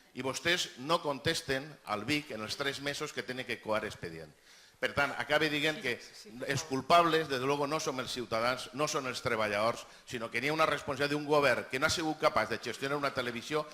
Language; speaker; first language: Catalan; native; Catalan